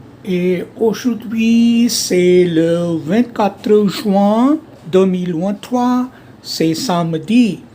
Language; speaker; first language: French; non-native, learner; Hindi